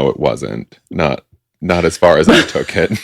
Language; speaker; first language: English; native; English